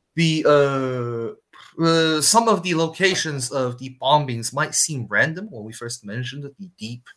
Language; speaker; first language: English; non-native, fluent; Chinese